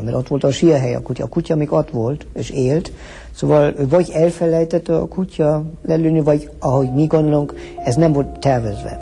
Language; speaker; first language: Hungarian; early bilingual, heritage; Hungarian